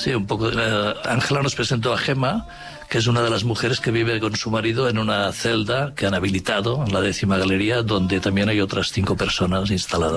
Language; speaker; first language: Spanish; native; Spanish